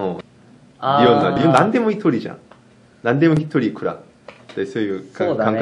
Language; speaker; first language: Japanese; non-native, fluent; Korean